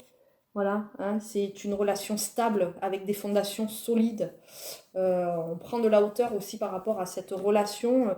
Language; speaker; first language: French; native; French